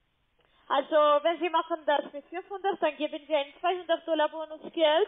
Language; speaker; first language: German; non-native, learner; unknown